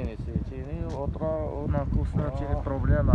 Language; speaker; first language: Spanish; non-native, learner; Arabic